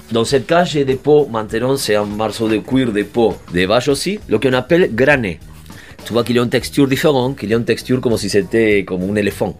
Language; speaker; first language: French; non-native, fluent; Spanish